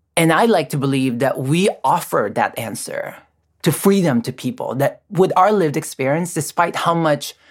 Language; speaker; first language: English; non-native, local second language; Filipino